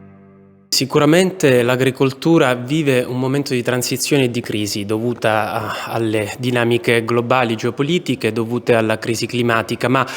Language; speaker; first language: Italian; native; Italian